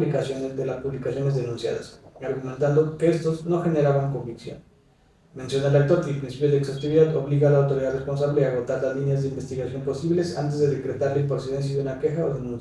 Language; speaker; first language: Spanish; native; Spanish